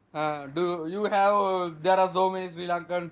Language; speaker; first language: English; non-native, learner; Sinhala